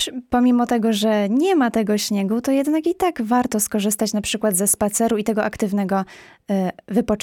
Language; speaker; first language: Polish; native; Polish